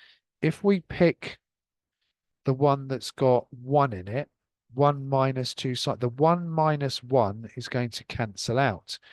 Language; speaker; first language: English; native; English